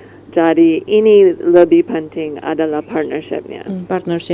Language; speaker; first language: Indonesian; non-native, learner; English